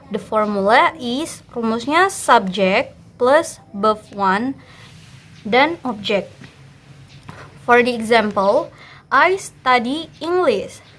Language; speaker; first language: English; non-native, fluent; Indonesian